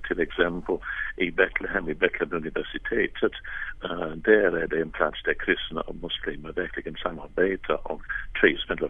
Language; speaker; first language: Swedish; non-native, fluent; English